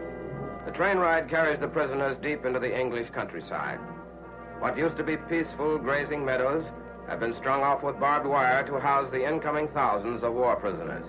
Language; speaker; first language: English; native; English